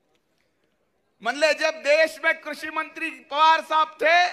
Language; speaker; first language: Hindi; non-native, local second language; Marathi